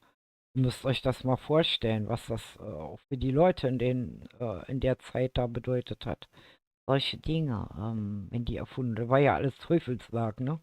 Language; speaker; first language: German; native; German